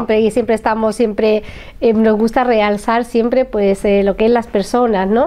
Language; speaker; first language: Spanish; native; Spanish